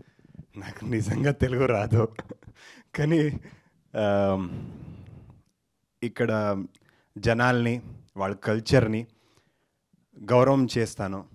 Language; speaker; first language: Telugu; non-native, learner; Kannada